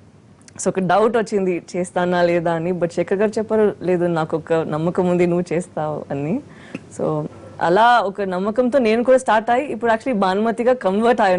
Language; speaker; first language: Telugu; non-native, fluent; Tamil